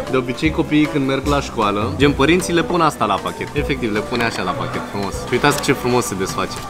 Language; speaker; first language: Romanian; early bilingual, other home language; Chinese